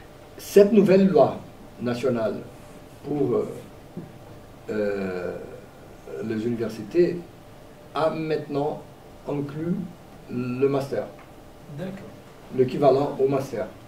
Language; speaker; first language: French; non-native, fluent; Portuguese